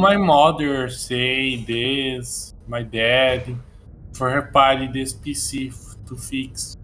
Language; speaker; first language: English; non-native, learner; Portuguese